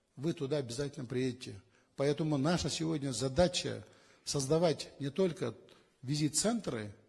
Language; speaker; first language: Russian; non-native, local second language; Kazakh